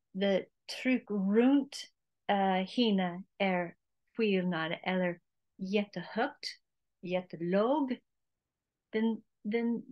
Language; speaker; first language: English; native; English